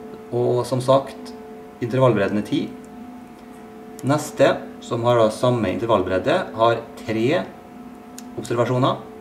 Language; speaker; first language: Norwegian; native; Norwegian